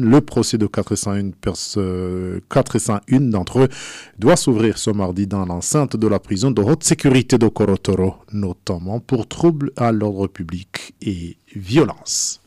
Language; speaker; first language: French; non-native, local second language; Rundi